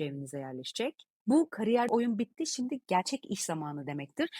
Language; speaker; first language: Turkish; native; Turkish